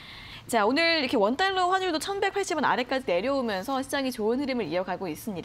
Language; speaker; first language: Korean; native; Korean